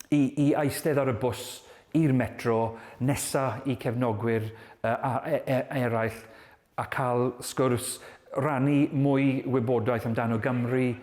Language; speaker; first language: Welsh; non-native, learner; English